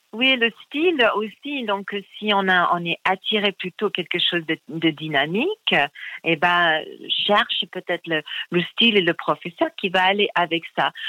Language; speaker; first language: French; non-native, fluent; English